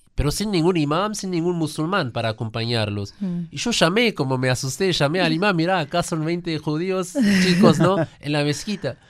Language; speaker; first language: Spanish; non-native, fluent; German